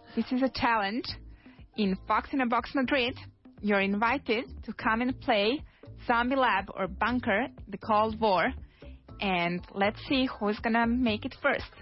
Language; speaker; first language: English; non-native, fluent; Serbian